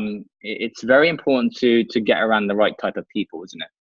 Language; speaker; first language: English; native; English